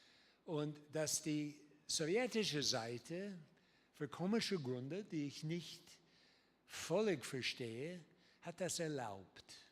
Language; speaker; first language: German; non-native, learner; English